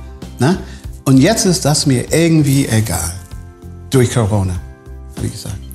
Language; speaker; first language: German; non-native, fluent; English